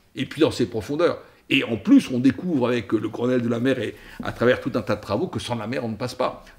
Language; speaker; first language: French; native; French